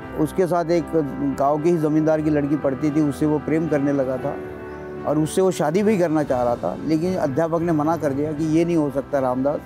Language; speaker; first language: Hindi; non-native, local second language; Marathi